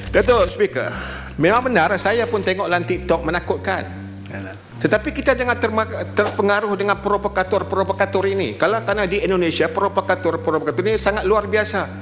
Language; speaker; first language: Malay; native; Malay